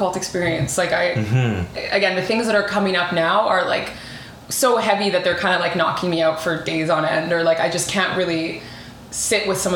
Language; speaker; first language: English; native; English